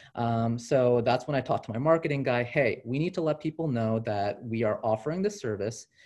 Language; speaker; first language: English; native; English